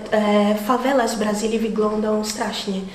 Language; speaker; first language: Polish; non-native, learner; Portuguese